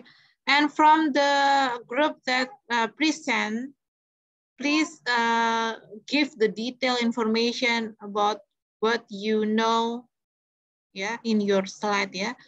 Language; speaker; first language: English; non-native, fluent; Indonesian